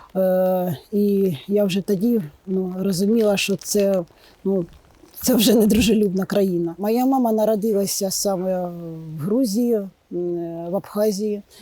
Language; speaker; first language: Ukrainian; non-native, local second language; Russian